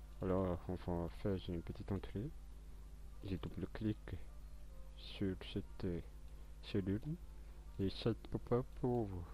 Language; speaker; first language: French; non-native, local second language; Malagasy